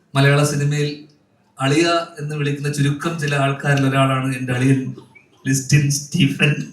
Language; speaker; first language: Malayalam; native; Malayalam